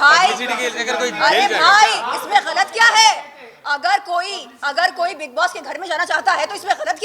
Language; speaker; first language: Hindi; native; Hindi